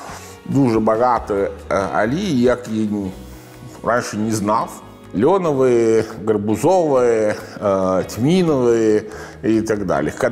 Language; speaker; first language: Ukrainian; non-native, learner; Italian